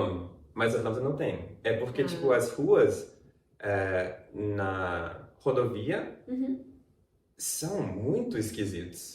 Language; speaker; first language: Portuguese; non-native, fluent; English